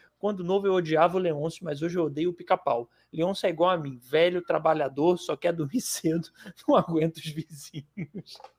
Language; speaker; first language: Portuguese; native; Portuguese